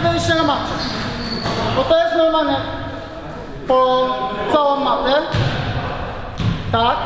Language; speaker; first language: Polish; non-native, learner; Japanese